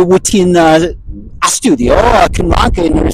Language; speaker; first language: Welsh; non-native, learner; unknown